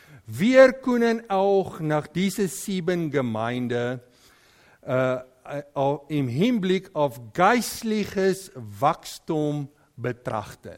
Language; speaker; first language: German; non-native, fluent; Dutch